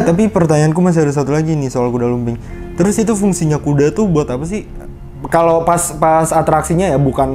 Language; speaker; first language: Indonesian; native; Indonesian